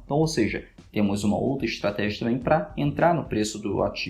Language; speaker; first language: Portuguese; native; Portuguese